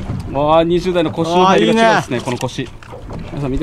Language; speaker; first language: Japanese; native; Japanese